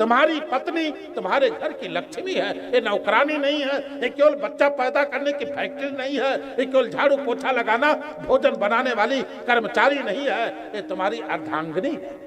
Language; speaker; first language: Hindi; native; Hindi